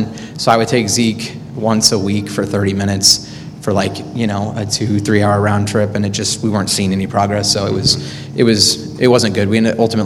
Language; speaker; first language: English; native; English